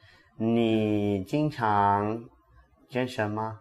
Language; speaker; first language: Chinese; non-native, learner; English